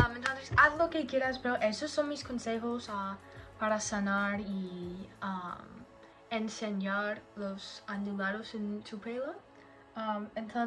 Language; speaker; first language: Spanish; non-native, learner; English